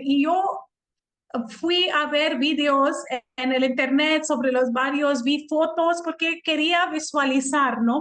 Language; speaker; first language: Spanish; non-native, fluent; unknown